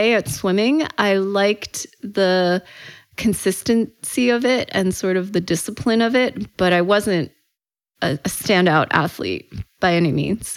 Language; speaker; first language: English; early bilingual, other home language; Chinese